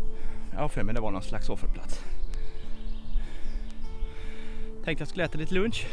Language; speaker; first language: Swedish; native; Swedish